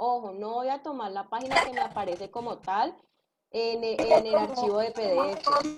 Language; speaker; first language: Spanish; native; Spanish